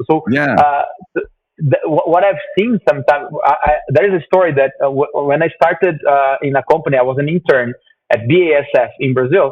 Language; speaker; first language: English; non-native, fluent; Portuguese